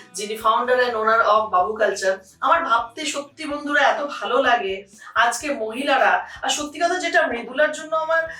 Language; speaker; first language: Bangla; native; Bangla